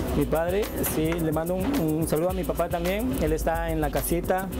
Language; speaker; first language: Spanish; native; Spanish